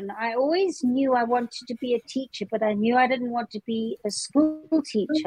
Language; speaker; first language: English; native; English